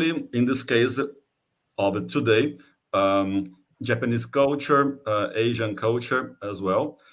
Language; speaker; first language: English; non-native, fluent; Portuguese